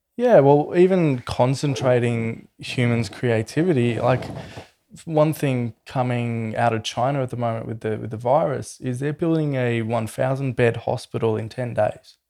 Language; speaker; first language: English; native; English